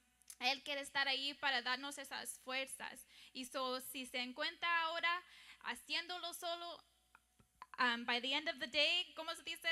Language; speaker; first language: Spanish; early bilingual, heritage; English